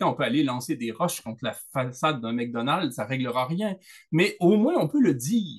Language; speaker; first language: French; native; French